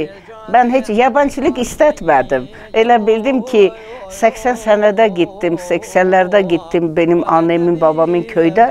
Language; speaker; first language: Turkish; non-native, learner; Armenian